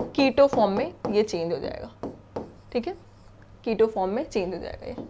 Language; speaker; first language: Hindi; native; Hindi